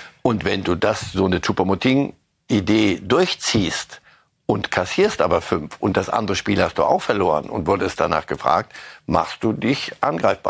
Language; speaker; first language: German; native; German